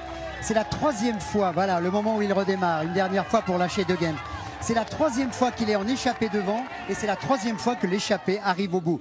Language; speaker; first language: French; native; French